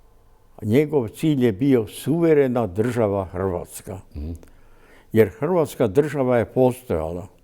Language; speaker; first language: Croatian; native; Croatian